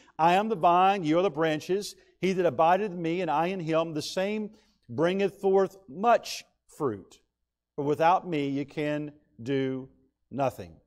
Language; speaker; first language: English; native; English